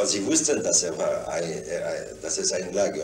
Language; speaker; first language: German; non-native, fluent; French